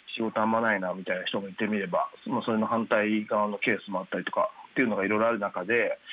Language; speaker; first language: Japanese; native; Japanese